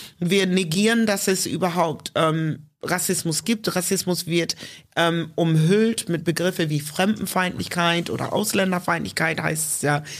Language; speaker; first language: German; early bilingual, other home language; English